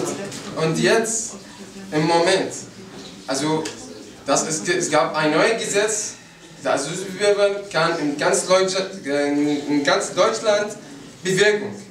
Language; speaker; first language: German; non-native, learner; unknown